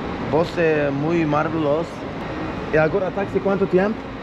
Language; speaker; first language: Portuguese; non-native, learner; Swedish